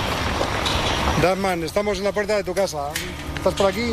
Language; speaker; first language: Spanish; native; Spanish